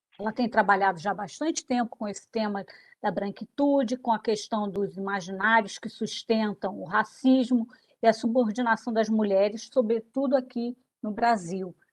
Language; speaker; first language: Portuguese; native; Portuguese